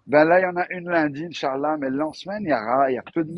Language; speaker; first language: French; native; French